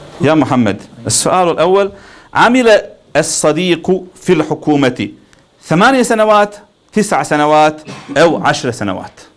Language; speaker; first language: Arabic; non-native, fluent; Bosnian